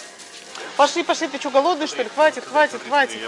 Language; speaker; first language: Russian; native; Russian